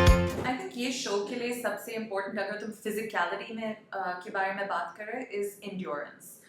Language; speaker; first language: Hindi; non-native, local second language; English